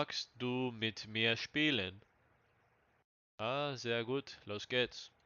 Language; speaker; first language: German; non-native, learner; English